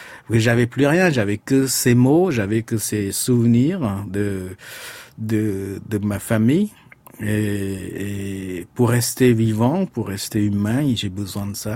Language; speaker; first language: French; non-native, fluent; Khmer